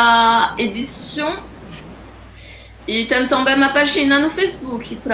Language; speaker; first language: Portuguese; non-native, fluent; French